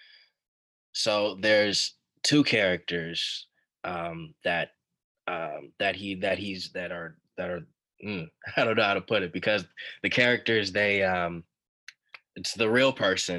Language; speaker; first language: English; native; English